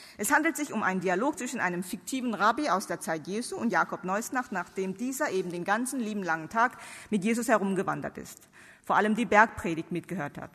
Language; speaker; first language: German; non-native, fluent; Korean